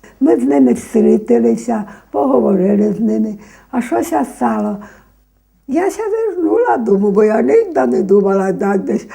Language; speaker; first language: Ukrainian; native; Ukrainian